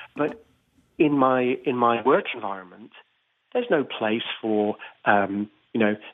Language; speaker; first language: English; native; English